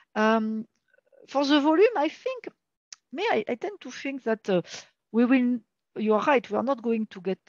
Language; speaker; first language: English; non-native, fluent; French